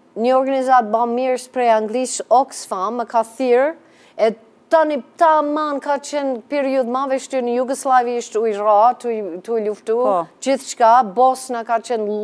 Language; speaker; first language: Albanian; non-native, fluent; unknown